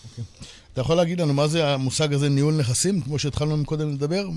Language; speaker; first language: Hebrew; native; Hebrew